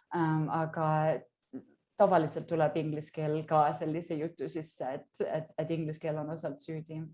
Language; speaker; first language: Estonian; early bilingual, heritage; Estonian